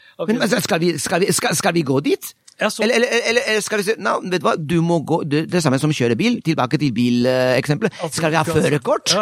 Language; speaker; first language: Norwegian; non-native, fluent; Spanish